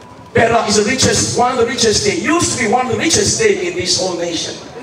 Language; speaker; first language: English; non-native, local second language; Malay